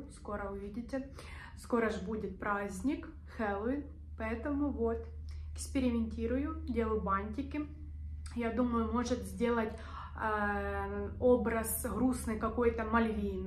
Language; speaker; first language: Russian; native; Russian